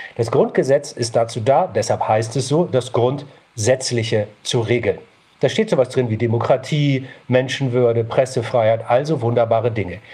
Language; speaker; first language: German; native; German